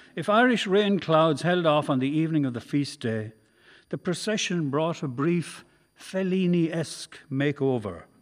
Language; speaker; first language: English; native; English